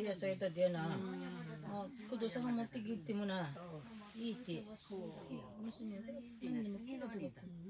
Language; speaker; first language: Japanese; native; Japanese